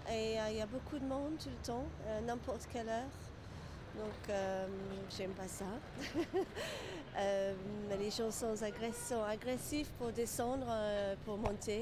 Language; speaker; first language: French; non-native, fluent; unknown